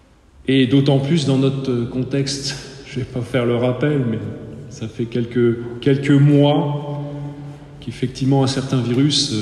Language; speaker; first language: French; native; French